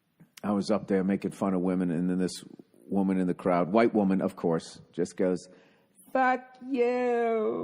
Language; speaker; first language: English; native; English